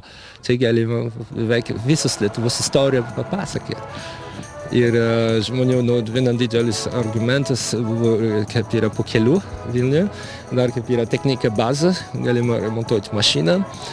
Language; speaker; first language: Lithuanian; non-native, learner; French